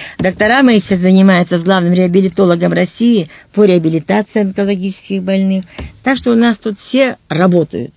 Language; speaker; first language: Russian; native; Russian